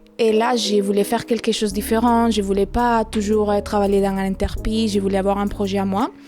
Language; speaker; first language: French; non-native, fluent; Spanish